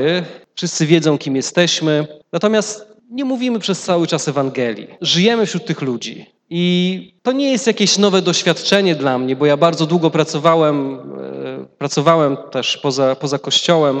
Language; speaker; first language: Polish; native; Polish